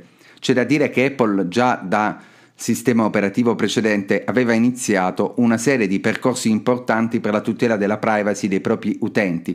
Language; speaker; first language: Italian; native; Italian